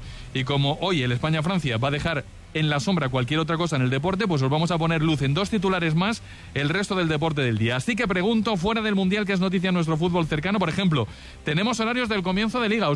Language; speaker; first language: Spanish; native; Spanish